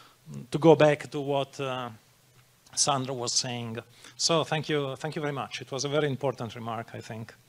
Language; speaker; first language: English; non-native, fluent; Italian